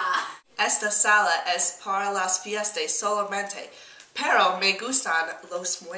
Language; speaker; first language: Spanish; non-native, learner; English